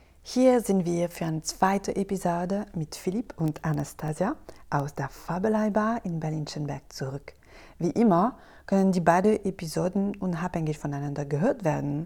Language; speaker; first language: German; non-native, fluent; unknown